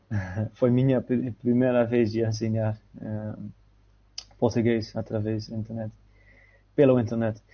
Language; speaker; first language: Portuguese; non-native, fluent; Dutch